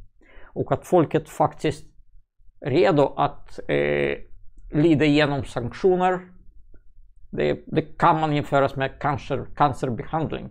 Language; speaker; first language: Swedish; non-native, fluent; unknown